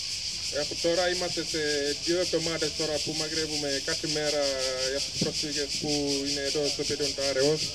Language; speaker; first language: Greek; non-native, fluent; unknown